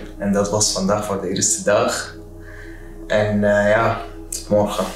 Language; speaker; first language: Dutch; non-native, learner; Arabic